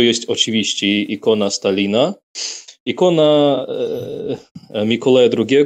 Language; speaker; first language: Polish; non-native, fluent; Russian